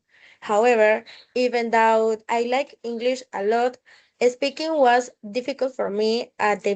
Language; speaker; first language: English; non-native, fluent; Spanish